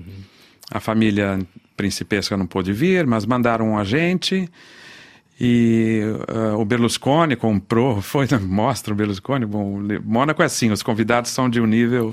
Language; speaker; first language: Portuguese; native; Portuguese